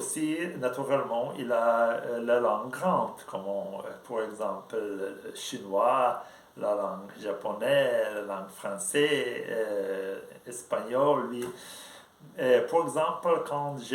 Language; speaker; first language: French; non-native, learner; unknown